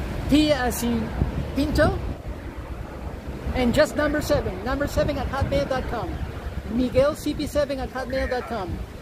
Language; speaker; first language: English; non-native, fluent; Spanish